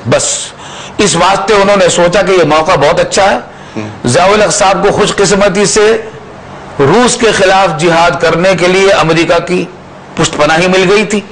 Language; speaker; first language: Urdu; native; Urdu